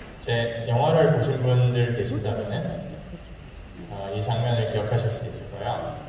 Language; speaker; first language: Korean; native; Korean